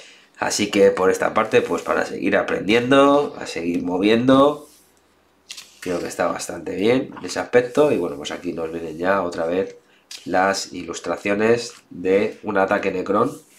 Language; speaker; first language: Spanish; native; Spanish